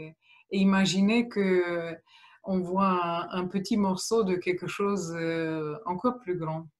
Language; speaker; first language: French; non-native, fluent; Romanian